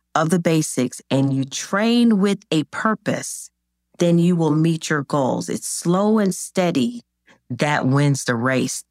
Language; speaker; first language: English; native; English